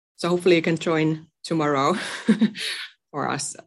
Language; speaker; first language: English; non-native, fluent; Finnish